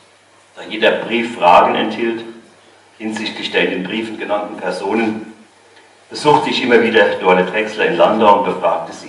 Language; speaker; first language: German; native; German